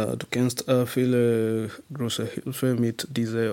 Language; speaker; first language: German; non-native, learner; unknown